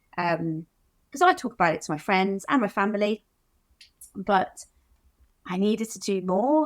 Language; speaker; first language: English; native; English